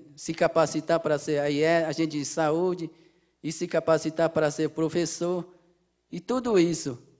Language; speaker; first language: Portuguese; non-native, local second language; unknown